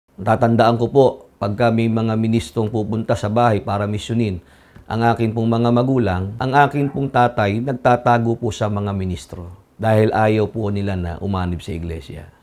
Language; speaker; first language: Filipino; native; Filipino